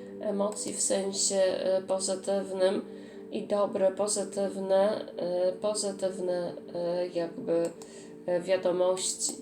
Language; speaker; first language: Polish; native; Polish